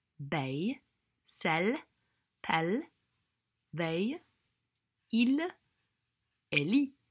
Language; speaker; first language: French; non-native, fluent; English